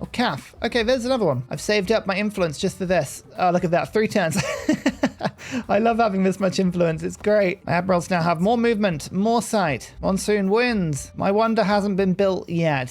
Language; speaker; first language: English; native; English